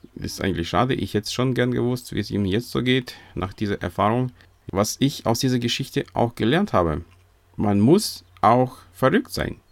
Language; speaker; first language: German; non-native, fluent; Russian